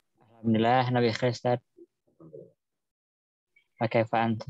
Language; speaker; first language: Arabic; non-native, learner; Indonesian